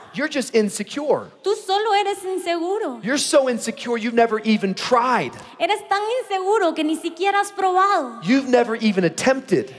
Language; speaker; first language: English; native; English